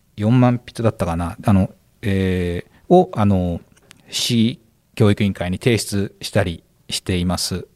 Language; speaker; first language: Japanese; native; Japanese